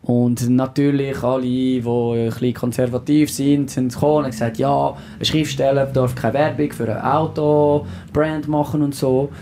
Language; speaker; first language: German; non-native, local second language; French